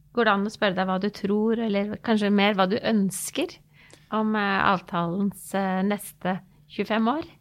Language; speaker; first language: Norwegian; native; Norwegian